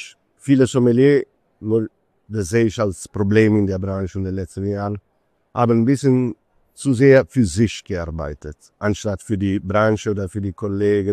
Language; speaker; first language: German; non-native, fluent; Italian